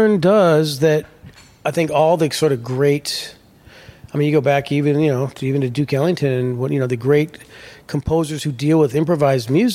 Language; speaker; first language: English; native; English